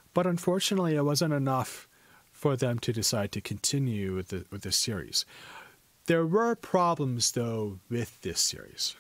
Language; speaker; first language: English; native; English